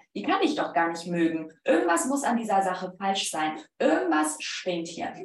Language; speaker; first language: German; non-native, fluent; Polish